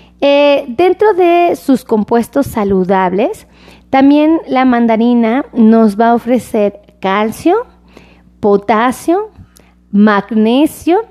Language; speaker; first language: Spanish; native; Spanish